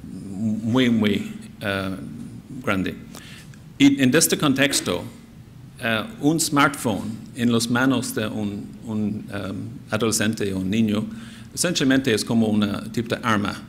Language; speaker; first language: Spanish; non-native, fluent; English